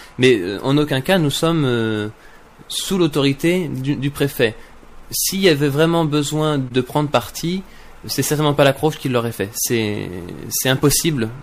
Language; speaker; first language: French; native; French